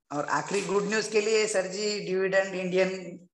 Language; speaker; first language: Hindi; non-native, local second language; Marathi